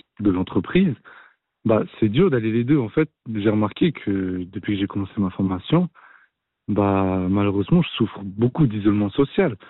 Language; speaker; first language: French; native; French